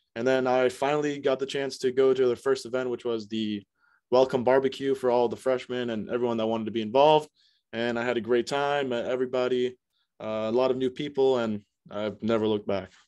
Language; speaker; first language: English; native; English